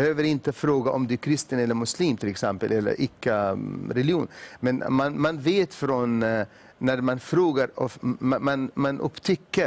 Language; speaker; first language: Swedish; non-native, fluent; Arabic